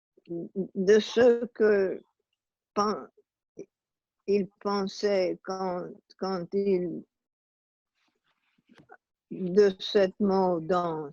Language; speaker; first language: French; non-native, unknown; Italian